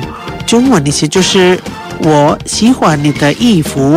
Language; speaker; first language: Chinese; non-native, fluent; Indonesian